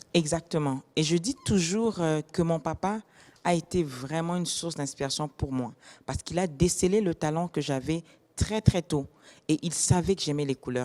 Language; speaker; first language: French; non-native, local second language; Lingala